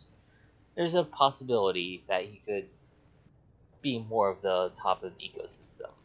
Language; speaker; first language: English; native; English